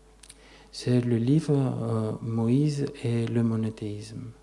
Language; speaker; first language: French; non-native, fluent; Greek